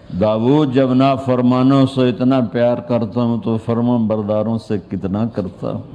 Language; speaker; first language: Urdu; non-native, local second language; Punjabi